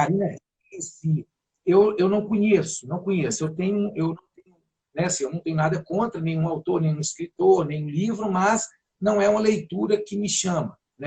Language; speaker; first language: Portuguese; native; Portuguese